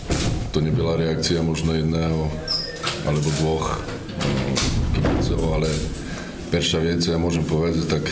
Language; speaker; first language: Polish; non-native, learner; Slovak